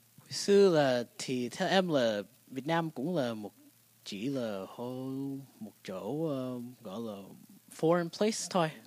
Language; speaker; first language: Vietnamese; early bilingual, heritage; Vietnamese